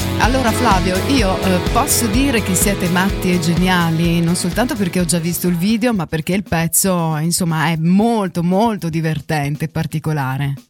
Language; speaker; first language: Italian; native; Italian